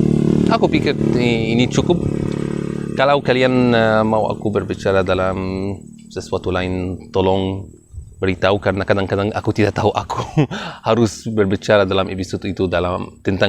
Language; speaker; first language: Indonesian; non-native, fluent; Arabic